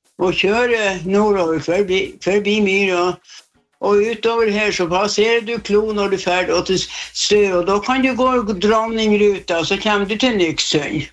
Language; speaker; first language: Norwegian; native; Norwegian